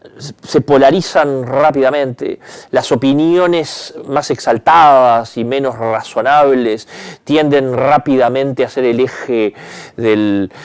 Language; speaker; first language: Spanish; native; Spanish